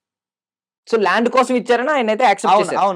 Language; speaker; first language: Telugu; native; Telugu